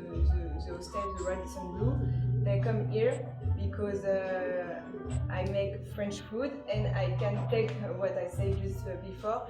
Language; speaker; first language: English; non-native, learner; French